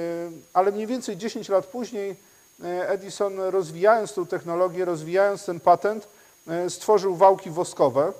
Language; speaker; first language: Polish; native; Polish